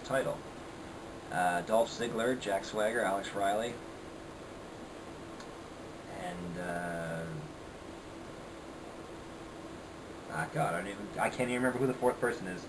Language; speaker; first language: English; native; English